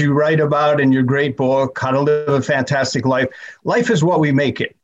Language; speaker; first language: English; native; English